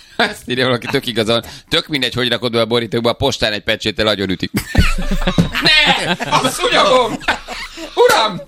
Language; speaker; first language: Hungarian; native; Hungarian